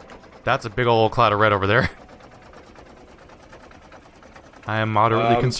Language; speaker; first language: English; native; English